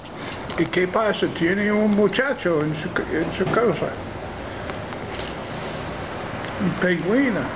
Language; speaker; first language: Spanish; non-native, learner; English